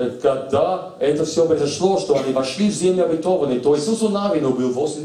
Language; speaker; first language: Russian; native; Russian